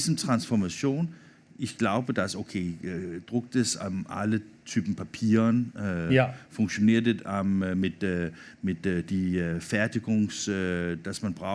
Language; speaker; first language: German; non-native, learner; Danish